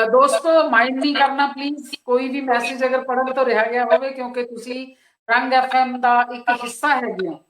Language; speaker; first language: Hindi; non-native, local second language; Punjabi